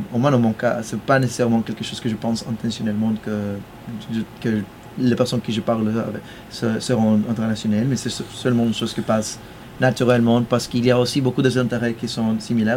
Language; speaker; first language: French; non-native, fluent; Spanish